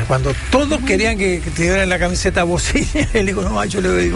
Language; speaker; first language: Spanish; native; Spanish